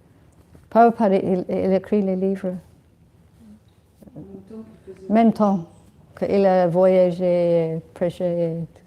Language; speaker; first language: French; non-native, learner; English